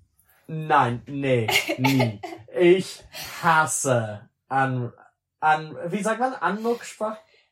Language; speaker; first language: German; non-native, learner; English